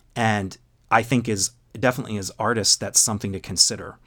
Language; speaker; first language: English; native; English